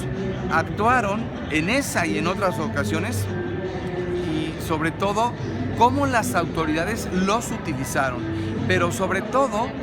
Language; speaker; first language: Spanish; native; Spanish